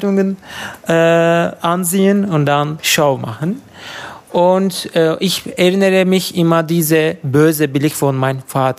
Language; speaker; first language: German; non-native, learner; Turkish